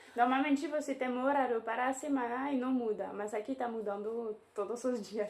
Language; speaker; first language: Portuguese; non-native, fluent; French